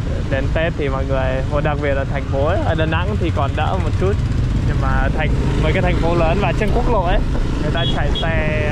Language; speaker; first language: Vietnamese; non-native, fluent; English